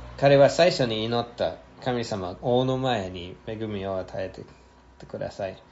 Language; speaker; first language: Japanese; non-native, fluent; English